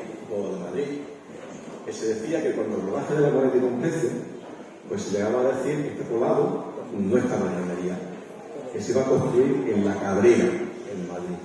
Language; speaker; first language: Spanish; native; Spanish